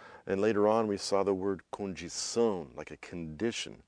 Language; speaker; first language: English; native; English